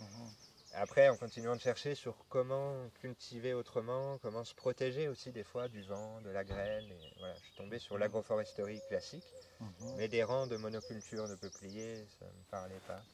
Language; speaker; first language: French; native; French